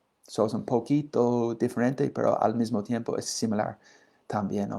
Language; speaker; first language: Spanish; non-native, learner; English